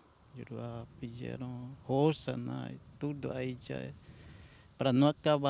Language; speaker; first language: Portuguese; non-native, local second language; Guarani